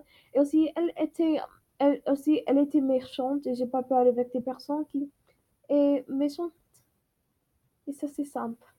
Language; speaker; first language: French; non-native, learner; English